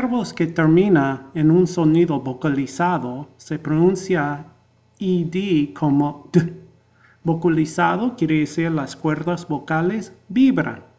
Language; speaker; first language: Spanish; non-native, fluent; English